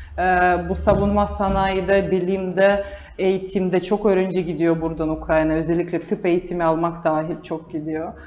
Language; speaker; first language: Turkish; non-native, fluent; Russian